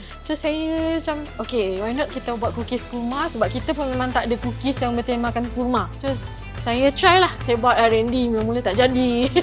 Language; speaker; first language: Malay; native; Malay